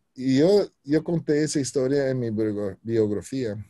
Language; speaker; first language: Spanish; early bilingual, heritage; Spanish